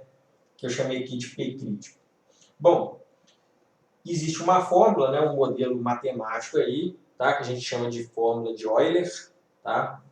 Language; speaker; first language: Portuguese; native; Portuguese